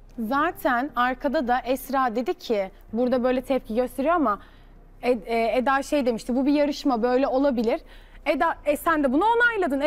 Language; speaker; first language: Turkish; native; Turkish